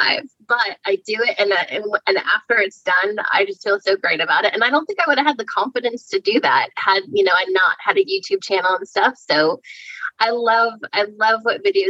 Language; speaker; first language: English; native; English